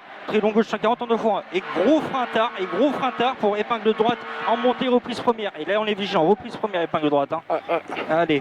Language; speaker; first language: French; native; French